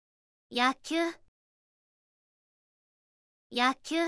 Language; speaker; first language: Japanese; native; Japanese